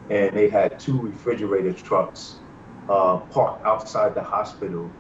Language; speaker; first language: English; native; English